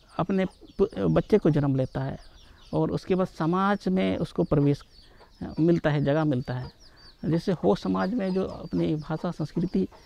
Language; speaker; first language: Hindi; non-native, local second language; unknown